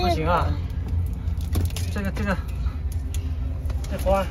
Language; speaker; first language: Chinese; native; Chinese